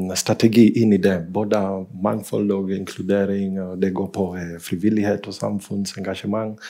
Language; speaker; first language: Norwegian; non-native, fluent; Swahili